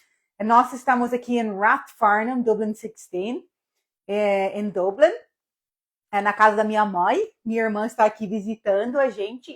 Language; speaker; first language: Portuguese; non-native, fluent; English